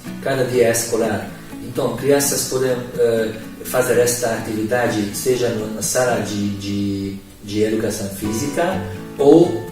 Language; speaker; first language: Portuguese; non-native, fluent; Hungarian